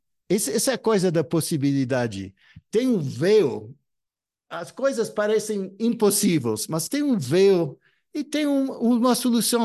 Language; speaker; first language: Portuguese; non-native, fluent; English